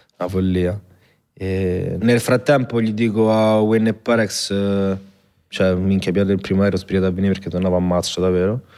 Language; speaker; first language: Italian; native; Italian